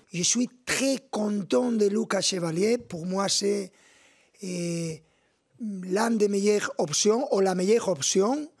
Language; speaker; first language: French; non-native, fluent; Spanish